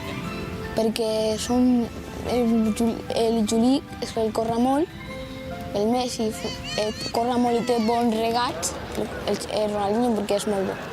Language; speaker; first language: Catalan; early bilingual, other home language; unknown